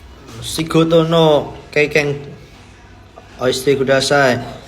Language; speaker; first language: Japanese; non-native, learner; Indonesian